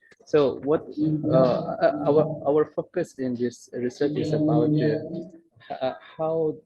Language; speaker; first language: English; non-native, fluent; Banjar